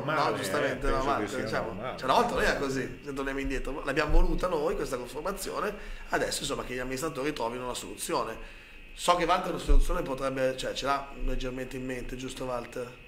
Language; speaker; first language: Italian; native; Italian